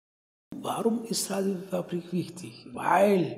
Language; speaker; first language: German; non-native, fluent; Somali